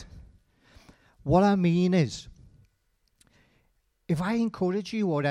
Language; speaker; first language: English; native; English